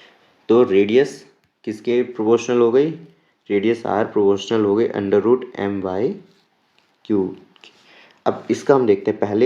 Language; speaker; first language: Hindi; native; Hindi